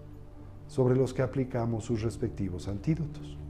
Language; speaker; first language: Spanish; native; Spanish